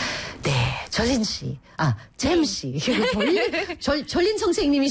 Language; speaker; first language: Korean; native; Korean